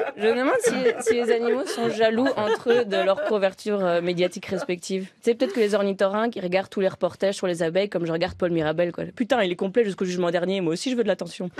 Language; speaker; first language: French; native; French